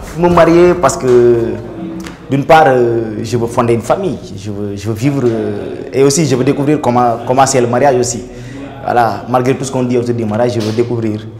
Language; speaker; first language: French; non-native, local second language; Wolof